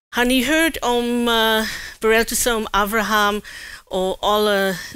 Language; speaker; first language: Swedish; non-native, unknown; English